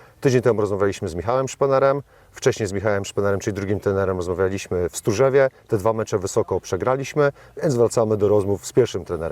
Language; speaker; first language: Polish; native; Polish